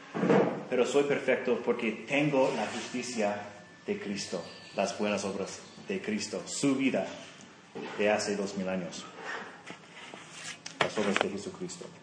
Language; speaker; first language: Spanish; non-native, fluent; English